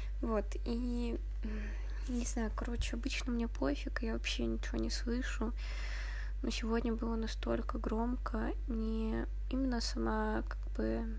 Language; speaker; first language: Russian; native; Russian